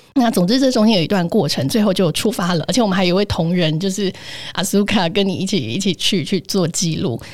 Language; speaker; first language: Chinese; native; Chinese